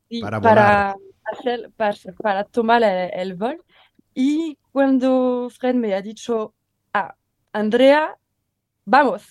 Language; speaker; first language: Spanish; non-native, learner; French